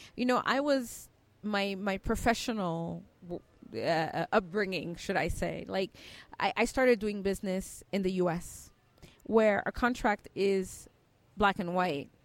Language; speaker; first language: English; native; English